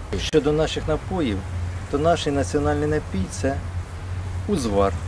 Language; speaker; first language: Ukrainian; native; Ukrainian